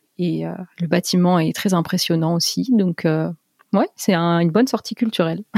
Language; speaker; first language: French; native; French